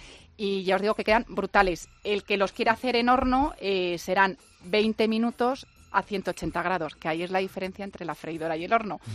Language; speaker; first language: Spanish; native; Spanish